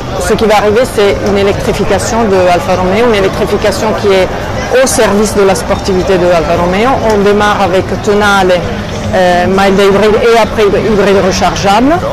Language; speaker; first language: French; non-native, fluent; Italian